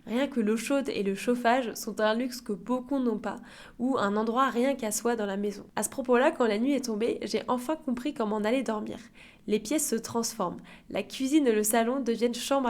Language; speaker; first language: French; native; French